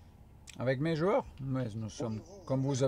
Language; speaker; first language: French; non-native, fluent; German